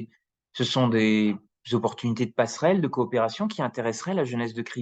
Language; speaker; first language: French; native; French